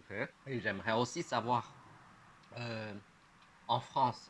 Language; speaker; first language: French; non-native, fluent; Chinese